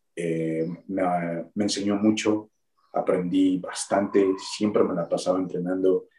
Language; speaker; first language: Spanish; native; Spanish